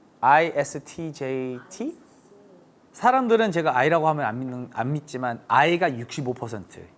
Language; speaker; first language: Korean; early bilingual, heritage; English